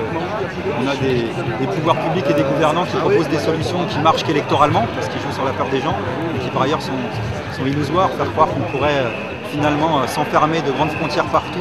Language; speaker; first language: French; native; French